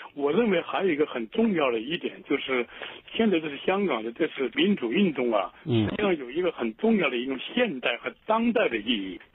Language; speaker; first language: Chinese; native; Chinese